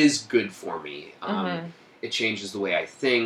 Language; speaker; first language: English; native; English